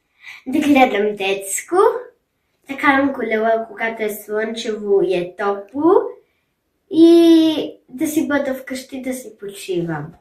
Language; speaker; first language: Bulgarian; early bilingual, heritage; German